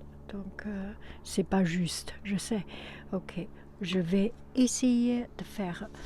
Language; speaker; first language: French; non-native, fluent; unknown